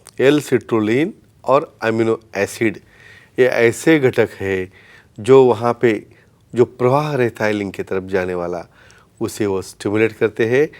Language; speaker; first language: Hindi; non-native, local second language; Marathi